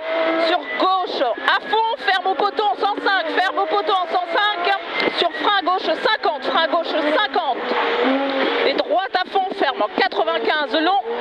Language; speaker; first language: French; native; French